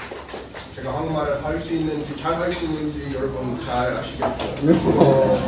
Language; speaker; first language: Korean; non-native, fluent; English